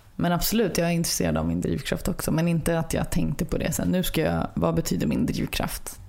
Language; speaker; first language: Swedish; early bilingual, other home language; Lithuanian